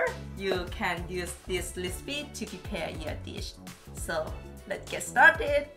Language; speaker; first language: English; non-native, learner; Thai